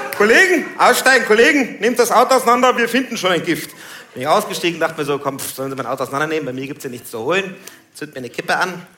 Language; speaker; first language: German; early bilingual, other home language; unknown